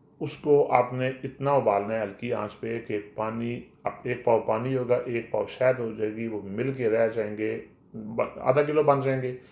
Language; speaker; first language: Urdu; non-native, local second language; Punjabi